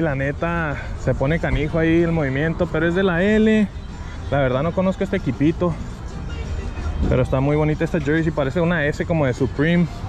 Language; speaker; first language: Spanish; early bilingual, heritage; Spanish